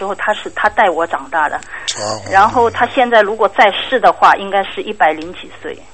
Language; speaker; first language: Chinese; native; Chinese